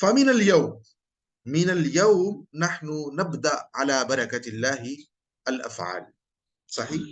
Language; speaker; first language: Arabic; non-native, fluent; Urdu